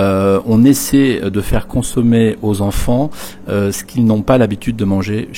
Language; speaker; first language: French; native; French